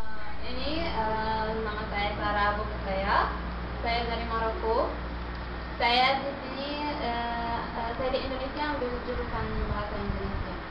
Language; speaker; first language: Indonesian; non-native, learner; Arabic